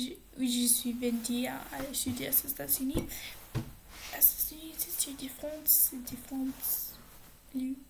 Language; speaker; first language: French; non-native, learner; English